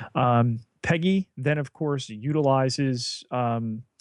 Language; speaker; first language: English; native; English